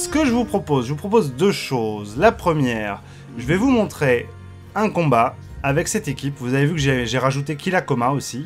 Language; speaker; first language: French; native; French